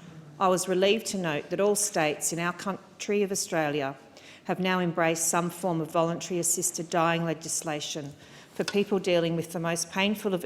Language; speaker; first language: English; native; English